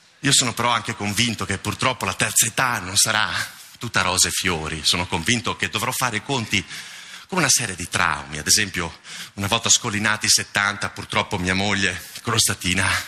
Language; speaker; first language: Italian; native; Italian